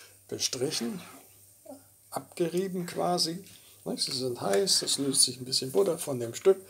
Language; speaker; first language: German; native; German